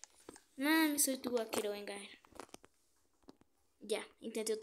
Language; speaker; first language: Spanish; native; Spanish